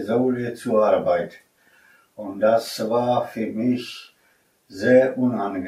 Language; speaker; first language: German; non-native, fluent; Polish